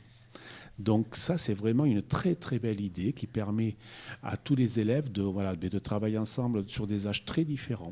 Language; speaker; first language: French; native; French